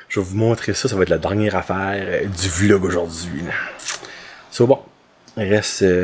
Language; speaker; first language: French; native; French